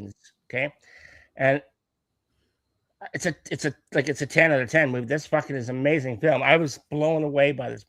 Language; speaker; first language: English; native; English